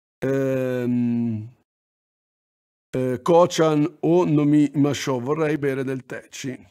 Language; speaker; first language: Italian; native; Italian